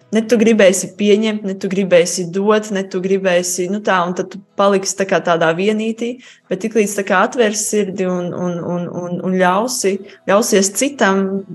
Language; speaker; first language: Latvian; native; Latvian